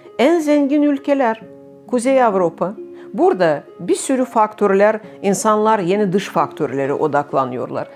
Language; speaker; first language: Turkish; non-native, fluent; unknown